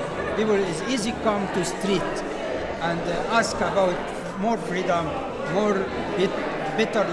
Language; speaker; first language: English; non-native, learner; Arabic